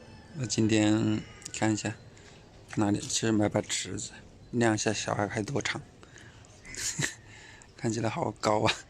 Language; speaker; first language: Chinese; native; Chinese